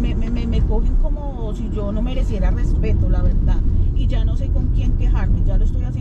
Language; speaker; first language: Spanish; native; Spanish